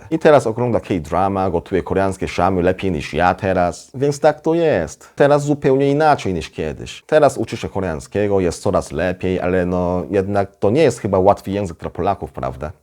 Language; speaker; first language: Polish; non-native, fluent; Korean